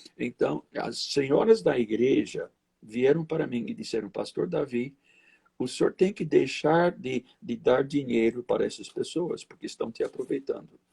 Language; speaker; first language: Portuguese; non-native, fluent; English